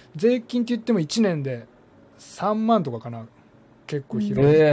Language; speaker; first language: Japanese; native; Japanese